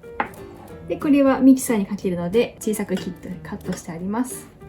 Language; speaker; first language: Japanese; native; Japanese